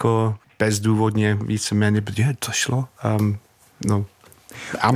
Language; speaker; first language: Czech; non-native, fluent; English